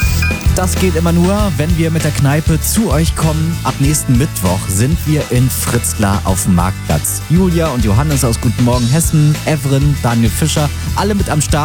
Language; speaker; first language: German; native; German